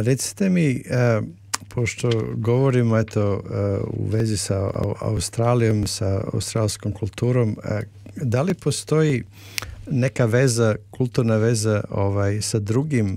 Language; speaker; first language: Serbian; native; Serbian